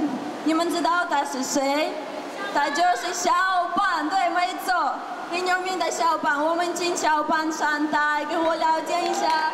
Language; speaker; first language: Chinese; non-native, fluent; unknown